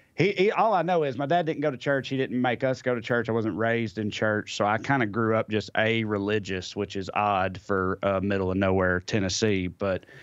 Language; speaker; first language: English; native; English